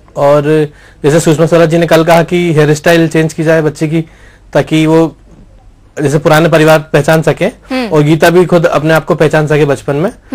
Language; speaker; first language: Hindi; native; Hindi